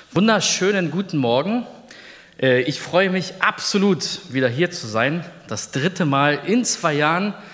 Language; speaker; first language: German; early bilingual, other home language; Polish